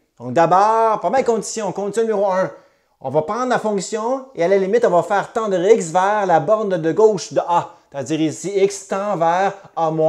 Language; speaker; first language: French; native; French